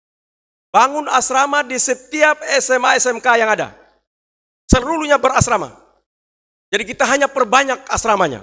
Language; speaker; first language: Indonesian; native; Indonesian